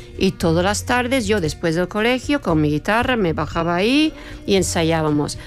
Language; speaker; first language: Spanish; early bilingual, other home language; English